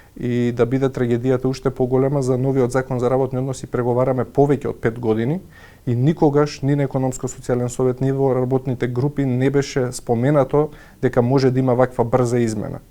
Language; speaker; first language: Macedonian; native; Macedonian